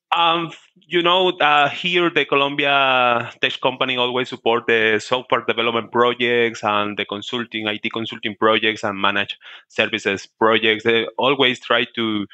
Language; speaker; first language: English; non-native, learner; Spanish